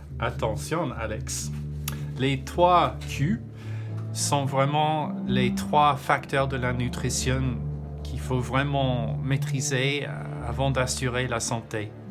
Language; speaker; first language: French; non-native, learner; English